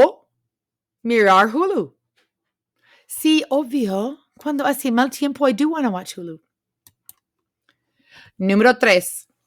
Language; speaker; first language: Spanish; non-native, fluent; English